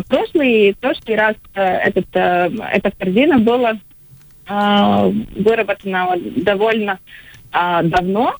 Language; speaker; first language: Russian; non-native, local second language; Latvian